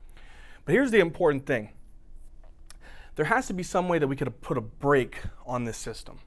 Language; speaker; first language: English; native; English